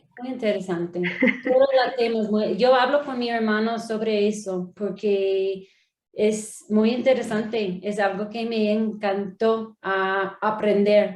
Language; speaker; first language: Spanish; non-native, learner; English